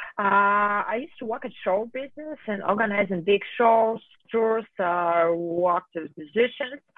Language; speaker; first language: English; non-native, fluent; Russian